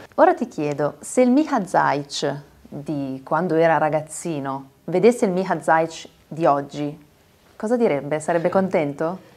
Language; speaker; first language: Italian; native; Italian